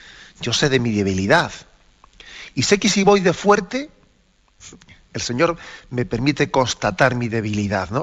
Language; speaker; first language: Spanish; native; Spanish